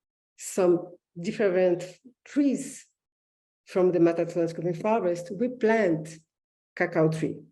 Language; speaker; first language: English; non-native, learner; Portuguese